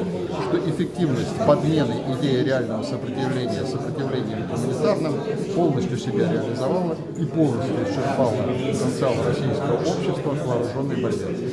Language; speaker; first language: Russian; native; Russian